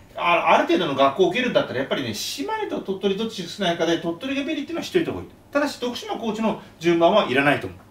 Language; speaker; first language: Japanese; native; Japanese